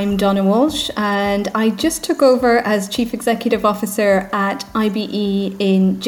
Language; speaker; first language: English; native; English